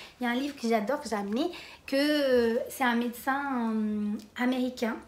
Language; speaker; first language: French; non-native, fluent; Portuguese